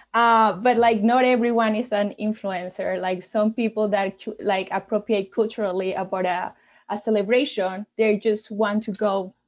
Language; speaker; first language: English; non-native, fluent; Spanish